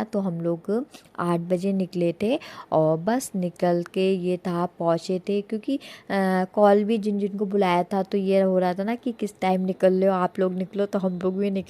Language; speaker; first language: Hindi; native; Hindi